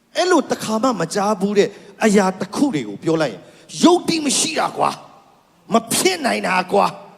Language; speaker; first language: Burmese; non-native, local second language; Kachin